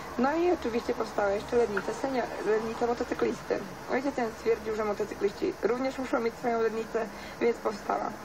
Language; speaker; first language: Polish; native; Polish